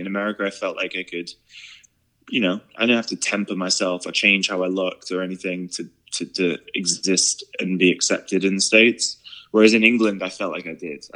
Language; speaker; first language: English; native; English